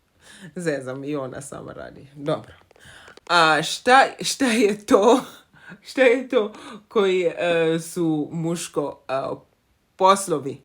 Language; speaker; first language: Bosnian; non-native, learner; Zulu